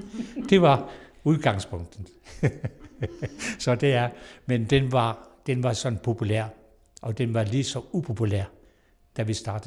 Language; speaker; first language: Danish; non-native, local second language; Kalaallisut